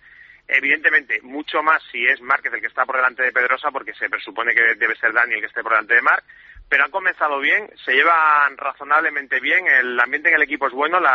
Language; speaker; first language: Spanish; native; Spanish